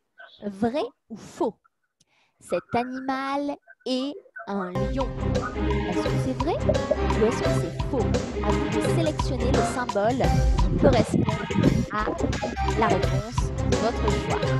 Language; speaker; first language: French; native; French